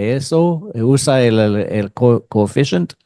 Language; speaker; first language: Spanish; non-native, fluent; English